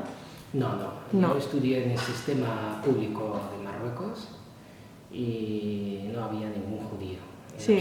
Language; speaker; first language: Spanish; non-native, fluent; Arabic